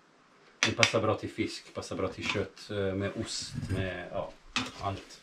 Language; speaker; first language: Swedish; non-native, fluent; Italian